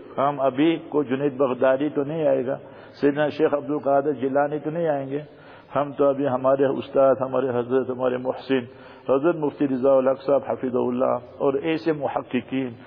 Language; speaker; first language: Urdu; early bilingual, heritage; Urdu